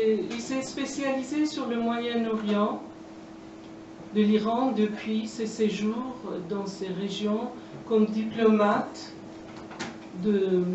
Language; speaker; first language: French; non-native, fluent; Persian